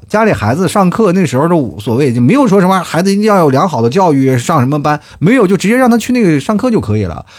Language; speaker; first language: Chinese; native; Chinese